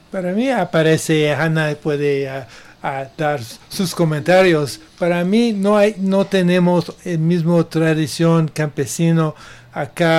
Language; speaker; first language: Spanish; non-native, learner; English